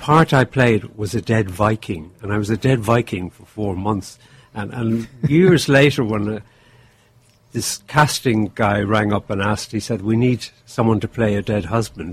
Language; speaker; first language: English; native; English